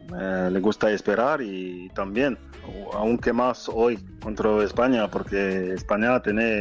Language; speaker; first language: Spanish; non-native, fluent; French